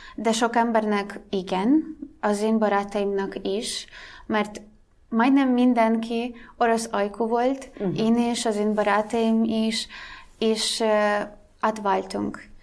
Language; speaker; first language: Hungarian; non-native, fluent; Russian